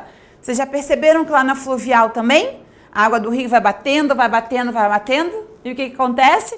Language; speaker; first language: Portuguese; native; Portuguese